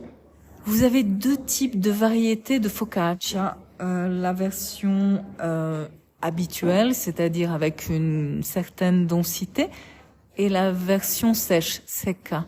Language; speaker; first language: French; native; French